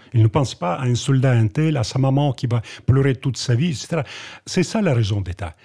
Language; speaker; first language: French; non-native, fluent; Russian